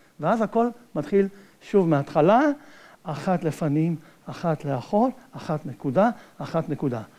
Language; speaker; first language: Hebrew; native; Hebrew